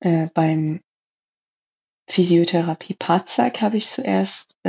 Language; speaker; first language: German; non-native, learner; Persian